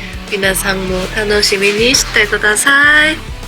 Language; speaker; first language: Japanese; non-native, learner; Korean